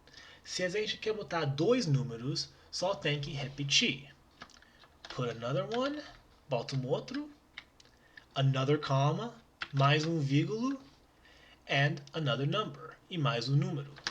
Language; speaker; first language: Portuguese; non-native, learner; English